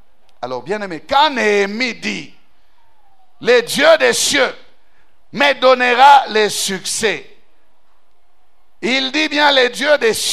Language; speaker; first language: French; non-native, local second language; Swahili